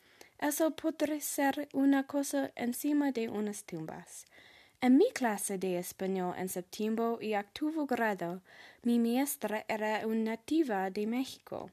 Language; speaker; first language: Spanish; non-native, learner; English